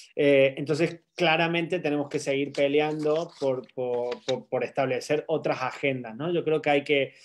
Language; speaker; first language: Spanish; native; Spanish